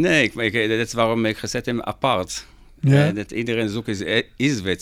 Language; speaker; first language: Dutch; non-native, learner; Hebrew